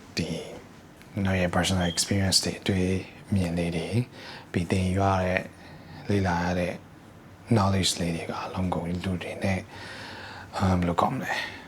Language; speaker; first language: Burmese; early bilingual, heritage; Burmese